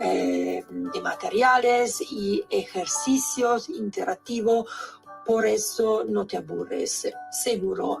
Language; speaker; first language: Spanish; non-native, learner; Italian